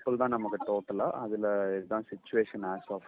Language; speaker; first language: Tamil; native; Tamil